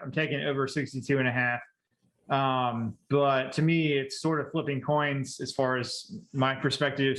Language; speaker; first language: English; native; English